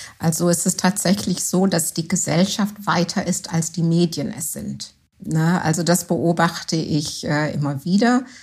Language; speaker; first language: German; non-native, fluent; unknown